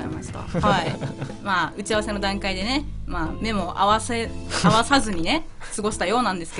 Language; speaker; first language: Japanese; native; Japanese